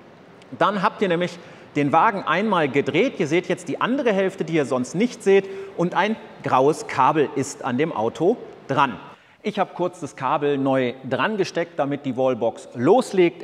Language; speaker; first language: German; native; German